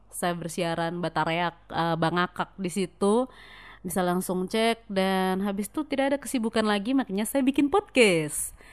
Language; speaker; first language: Indonesian; native; Indonesian